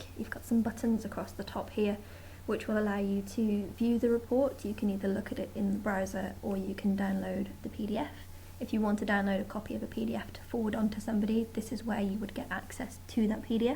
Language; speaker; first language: English; native; English